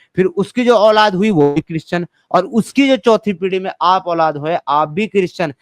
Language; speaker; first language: Hindi; native; Hindi